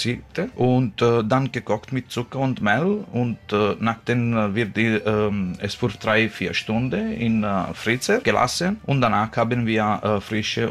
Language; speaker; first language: German; non-native, learner; Italian